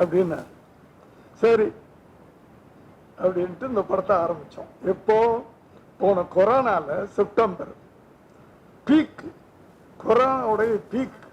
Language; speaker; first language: Tamil; native; Tamil